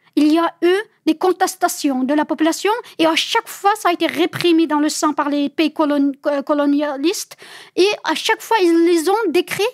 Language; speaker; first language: French; non-native, fluent; Chinese